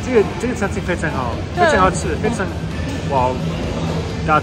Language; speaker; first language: Chinese; non-native, fluent; German